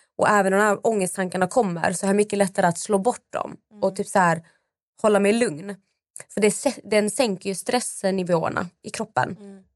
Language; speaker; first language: Swedish; native; Swedish